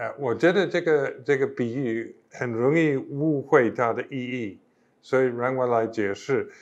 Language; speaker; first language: Chinese; non-native, fluent; English